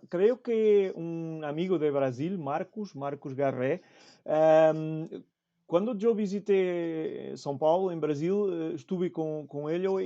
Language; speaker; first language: Spanish; non-native, fluent; Portuguese